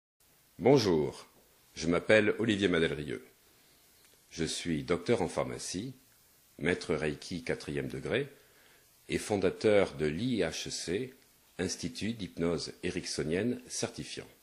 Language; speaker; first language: French; native; French